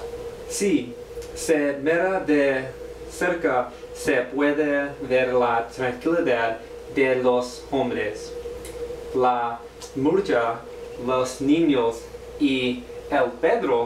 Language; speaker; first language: Spanish; non-native, learner; English